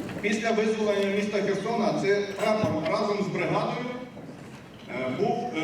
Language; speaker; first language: Ukrainian; native; Ukrainian